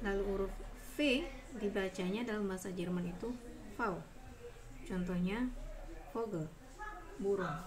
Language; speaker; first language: Indonesian; native; Indonesian